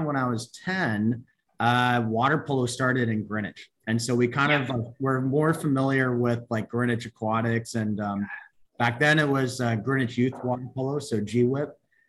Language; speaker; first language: English; native; English